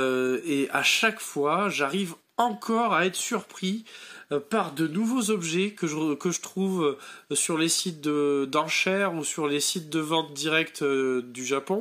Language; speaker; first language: French; native; French